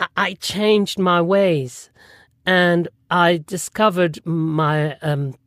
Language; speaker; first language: English; non-native, fluent; French